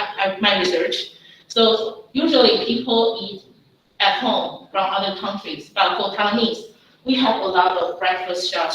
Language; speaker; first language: English; non-native, fluent; Chinese